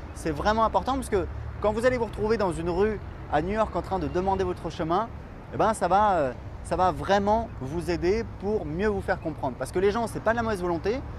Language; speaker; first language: French; native; French